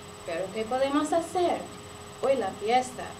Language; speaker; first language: Spanish; non-native, learner; English